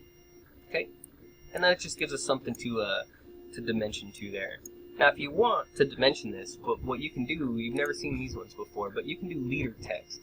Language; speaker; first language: English; native; English